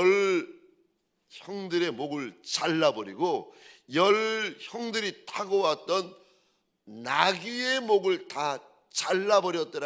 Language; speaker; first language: Korean; native; Korean